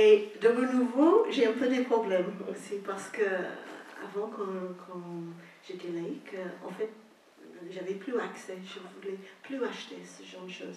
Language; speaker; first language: French; non-native, fluent; English